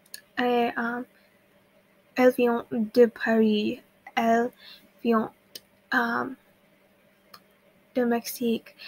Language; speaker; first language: French; non-native, learner; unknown